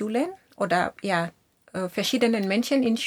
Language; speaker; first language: German; non-native, fluent; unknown